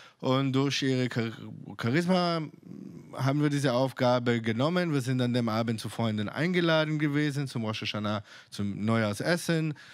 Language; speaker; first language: German; non-native, fluent; Hebrew